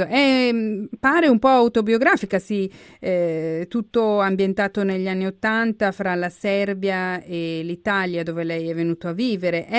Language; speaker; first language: Italian; native; Italian